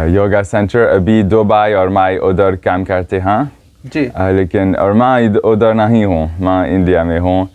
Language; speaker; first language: Hindi; non-native, fluent; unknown